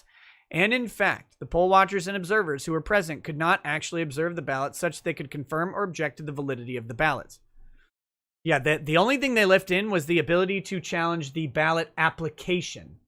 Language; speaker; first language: English; native; English